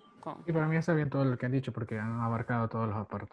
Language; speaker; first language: Spanish; native; Spanish